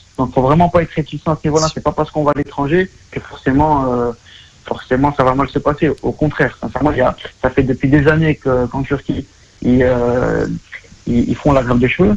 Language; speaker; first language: French; native; French